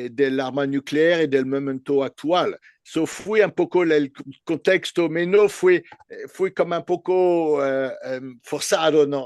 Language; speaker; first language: Spanish; non-native, learner; French